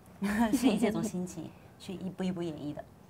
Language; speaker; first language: Chinese; native; Chinese